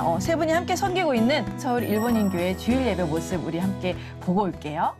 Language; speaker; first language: Korean; native; Korean